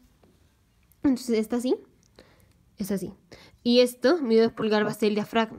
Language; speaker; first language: Spanish; native; Spanish